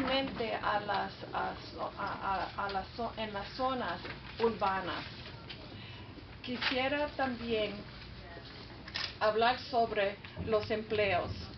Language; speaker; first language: Spanish; early bilingual, heritage; Spanish